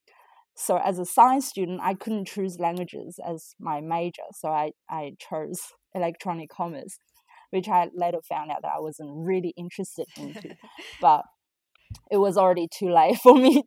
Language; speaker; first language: English; non-native, fluent; Chinese